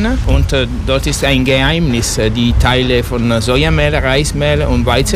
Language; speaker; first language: German; non-native, learner; Italian